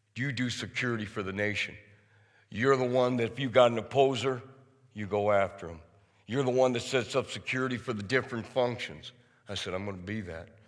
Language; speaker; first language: English; native; English